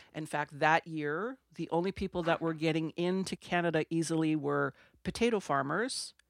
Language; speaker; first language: English; non-native, fluent; French